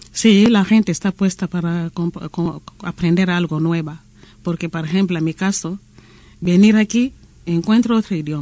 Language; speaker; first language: Spanish; non-native, learner; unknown